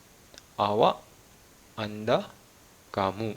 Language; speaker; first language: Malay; non-native, fluent; Malayalam